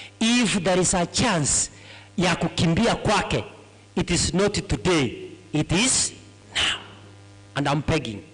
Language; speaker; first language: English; non-native, local second language; Gusii